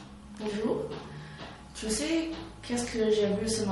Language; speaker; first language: French; non-native, learner; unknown